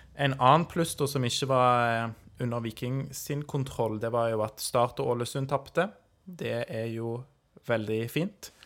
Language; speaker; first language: Norwegian; native; Norwegian